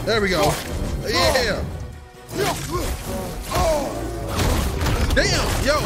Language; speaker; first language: English; native; English